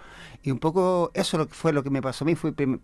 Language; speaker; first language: Spanish; native; Spanish